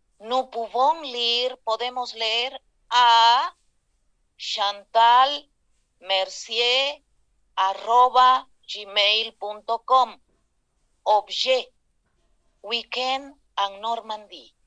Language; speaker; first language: French; non-native, fluent; Spanish